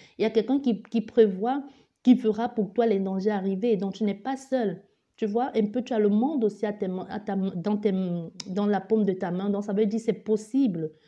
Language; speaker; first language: French; native; French